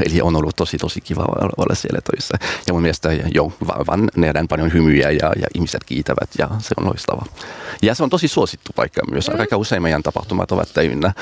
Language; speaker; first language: Finnish; non-native, fluent; French